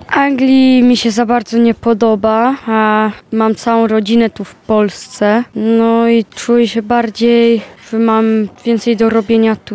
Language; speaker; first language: Polish; early bilingual, heritage; Polish